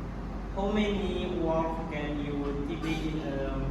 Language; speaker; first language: English; non-native, learner; Indonesian